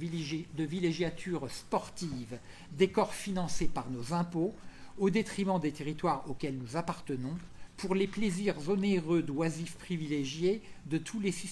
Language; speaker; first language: French; native; French